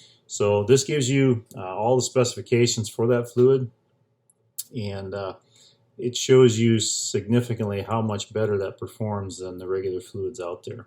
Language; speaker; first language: English; native; English